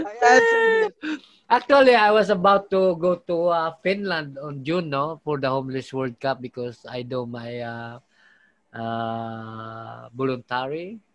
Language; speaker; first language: English; non-native, local second language; Filipino